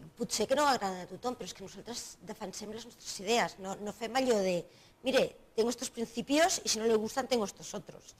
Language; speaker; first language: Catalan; non-native, local second language; Spanish